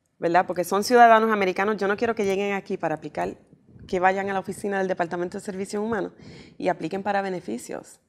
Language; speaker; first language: Spanish; early bilingual, heritage; Spanish